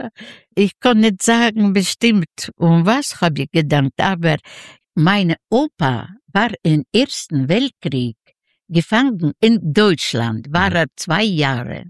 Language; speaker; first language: German; non-native, learner; Russian